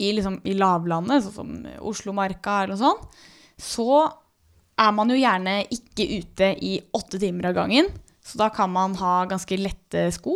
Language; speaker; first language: Norwegian; native; Norwegian